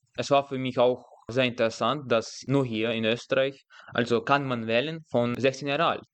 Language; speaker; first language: German; non-native, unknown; Russian